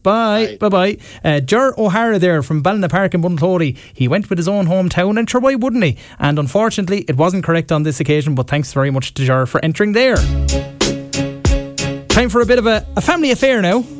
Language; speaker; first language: English; native; English